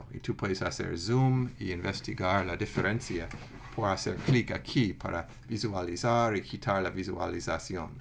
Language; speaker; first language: Spanish; non-native, fluent; English